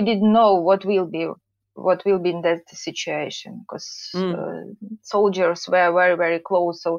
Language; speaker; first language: English; non-native, learner; Ukrainian